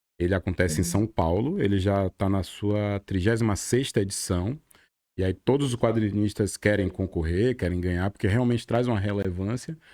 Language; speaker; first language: Portuguese; native; Portuguese